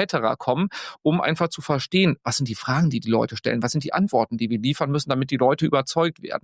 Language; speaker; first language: German; native; German